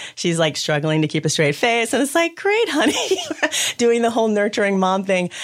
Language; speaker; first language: English; native; English